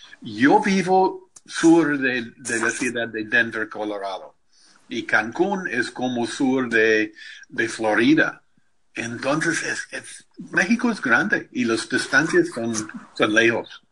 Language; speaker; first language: Spanish; non-native, fluent; English